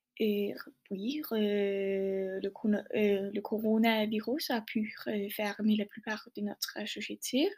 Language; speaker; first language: French; non-native, learner; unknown